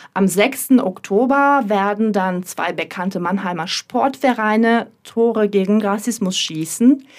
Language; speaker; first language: German; non-native, fluent; Turkish